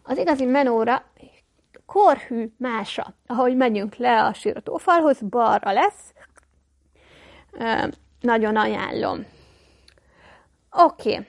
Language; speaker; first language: Hungarian; native; Hungarian